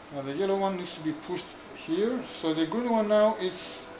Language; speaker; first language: English; non-native, fluent; Greek